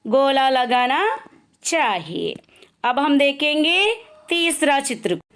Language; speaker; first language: Hindi; non-native, local second language; Telugu